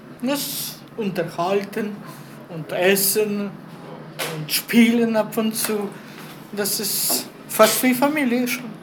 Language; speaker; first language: German; non-native, learner; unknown